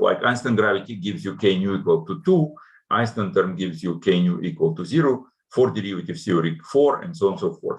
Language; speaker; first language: English; non-native, fluent; Russian